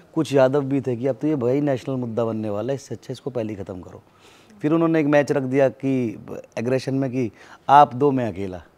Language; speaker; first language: Hindi; native; Hindi